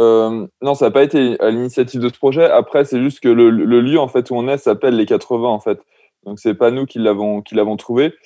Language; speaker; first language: French; native; French